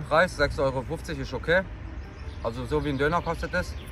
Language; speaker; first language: German; native; German